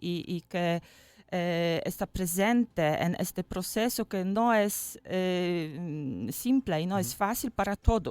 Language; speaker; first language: Spanish; non-native, fluent; Polish